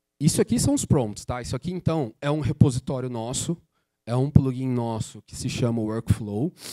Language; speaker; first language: Portuguese; native; Portuguese